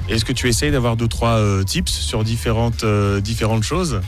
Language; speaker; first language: French; native; French